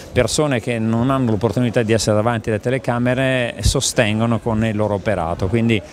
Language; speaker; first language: Italian; native; Italian